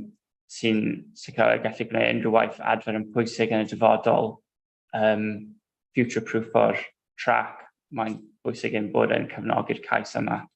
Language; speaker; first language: Welsh; non-native, local second language; English